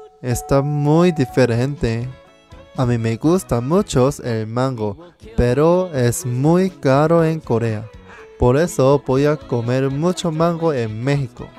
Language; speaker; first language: Spanish; non-native, learner; Korean